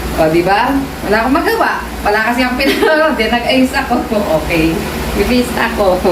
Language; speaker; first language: Filipino; native; Filipino